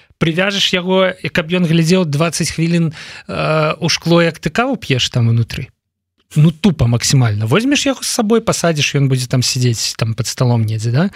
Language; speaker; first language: Belarusian; non-native, local second language; Russian